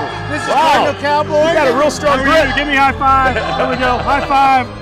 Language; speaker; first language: English; native; English